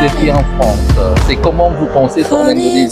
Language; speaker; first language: French; non-native, learner; Indonesian